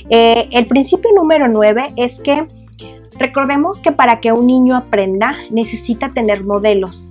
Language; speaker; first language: Spanish; native; Spanish